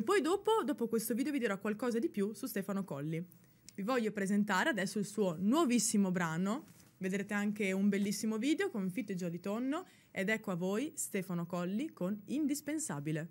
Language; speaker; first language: Italian; native; Italian